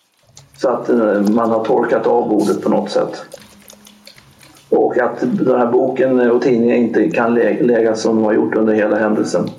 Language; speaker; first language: Swedish; native; Swedish